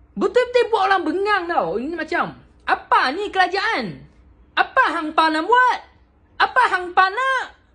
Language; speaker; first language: Malay; non-native, local second language; Chinese